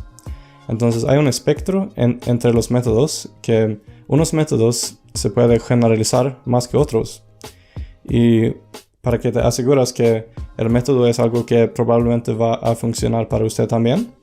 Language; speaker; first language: Spanish; non-native, fluent; Swedish